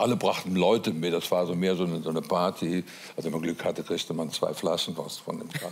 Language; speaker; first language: German; native; German